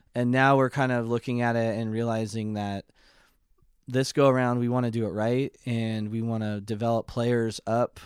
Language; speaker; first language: English; native; English